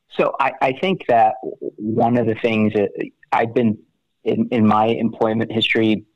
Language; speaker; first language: English; native; English